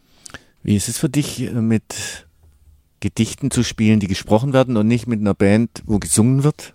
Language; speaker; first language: German; native; German